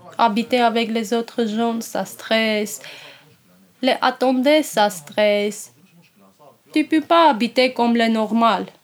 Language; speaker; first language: French; non-native, learner; Armenian